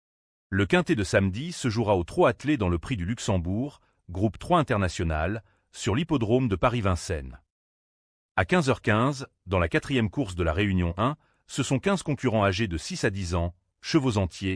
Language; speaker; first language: French; native; French